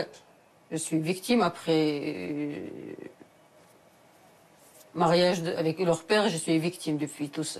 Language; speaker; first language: French; non-native, learner; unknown